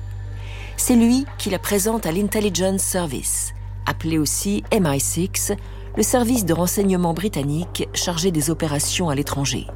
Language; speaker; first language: French; native; French